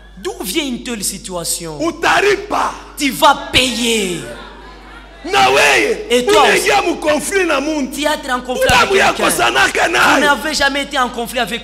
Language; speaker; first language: French; non-native, local second language; Swahili